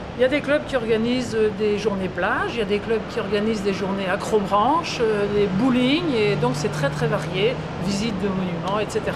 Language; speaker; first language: French; native; French